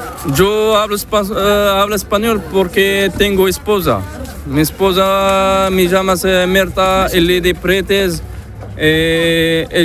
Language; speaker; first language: Spanish; non-native, learner; Arabic